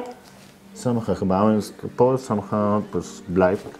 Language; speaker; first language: Dutch; non-native, learner; Arabic